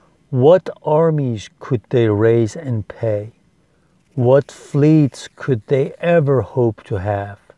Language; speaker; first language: English; non-native, fluent; Persian